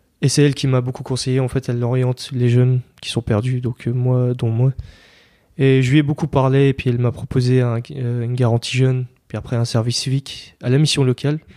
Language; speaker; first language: French; early bilingual, other home language; Kurdish